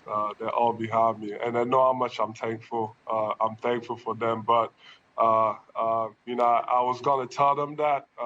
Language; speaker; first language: English; non-native, local second language; French